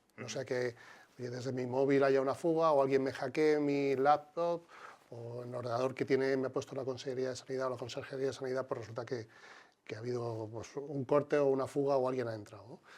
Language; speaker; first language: Spanish; native; Spanish